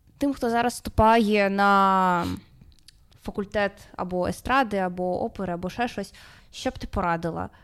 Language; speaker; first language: Ukrainian; non-native, local second language; Russian